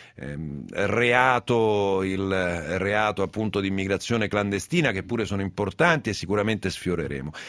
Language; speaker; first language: Italian; native; Italian